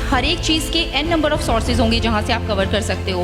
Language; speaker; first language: Hindi; native; Hindi